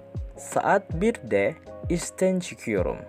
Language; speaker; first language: Turkish; non-native, fluent; Indonesian